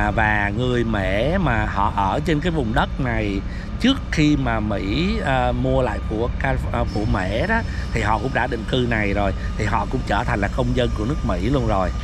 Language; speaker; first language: Vietnamese; native; Vietnamese